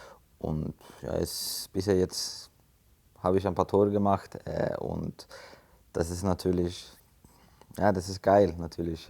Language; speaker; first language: German; non-native, fluent; Swedish